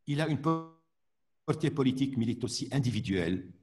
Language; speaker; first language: French; non-native, local second language; Arabic